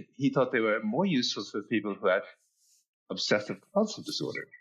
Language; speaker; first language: English; native; English